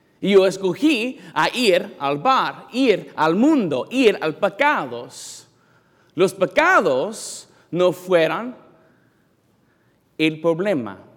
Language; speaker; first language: Spanish; non-native, learner; English